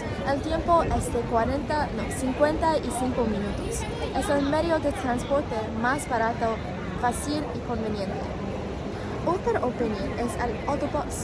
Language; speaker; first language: Spanish; non-native, learner; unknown